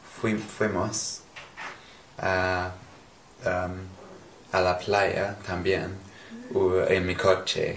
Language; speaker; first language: Spanish; non-native, learner; English